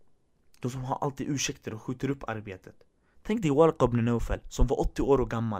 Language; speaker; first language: Swedish; early bilingual, other home language; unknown